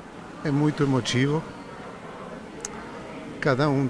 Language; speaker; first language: Portuguese; non-native, fluent; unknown